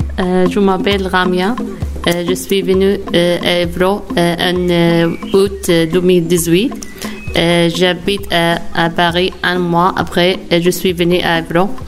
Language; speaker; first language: French; non-native, learner; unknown